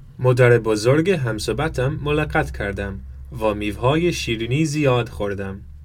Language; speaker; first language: Persian; non-native, learner; German